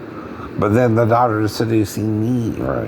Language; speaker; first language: English; native; English